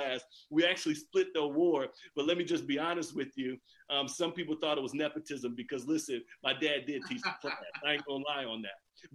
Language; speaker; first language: English; native; English